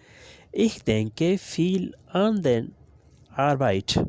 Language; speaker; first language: German; non-native, learner; Urdu